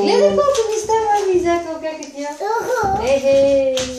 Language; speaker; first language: Bulgarian; native; Bulgarian